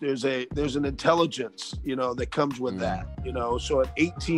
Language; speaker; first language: English; native; English